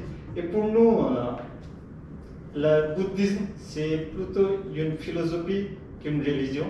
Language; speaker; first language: French; non-native, fluent; Nepali